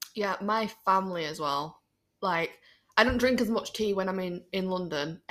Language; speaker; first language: English; native; English